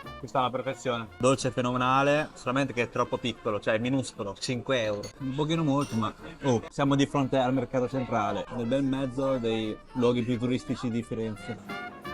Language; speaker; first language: Italian; early bilingual, other home language; Chinese